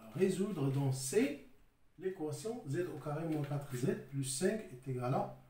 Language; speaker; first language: French; non-native, local second language; Arabic